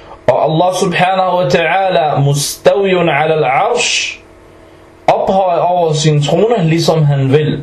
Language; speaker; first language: Danish; early bilingual, other home language; Arabic